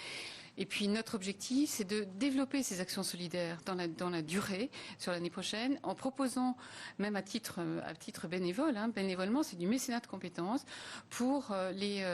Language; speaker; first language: French; native; French